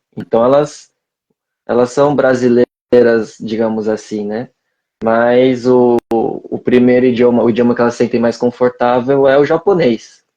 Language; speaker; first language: Portuguese; native; Portuguese